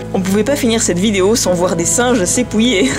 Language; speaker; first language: French; native; French